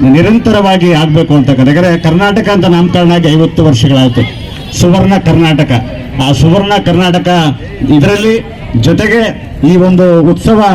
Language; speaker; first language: Kannada; native; Kannada